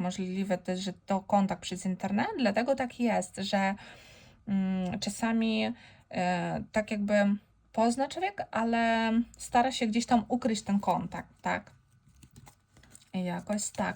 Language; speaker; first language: Polish; non-native, fluent; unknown